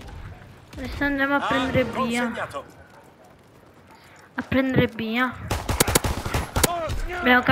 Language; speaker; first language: Italian; native; Italian